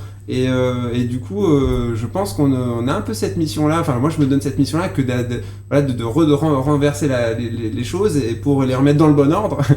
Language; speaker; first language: French; native; French